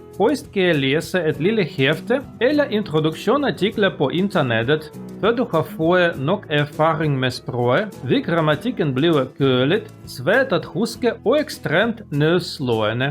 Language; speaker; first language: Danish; non-native, learner; Russian